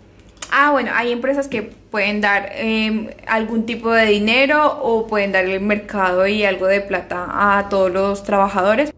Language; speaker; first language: Spanish; native; Spanish